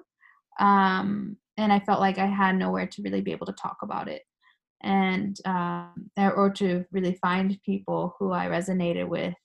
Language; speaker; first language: English; early bilingual, other home language; Japanese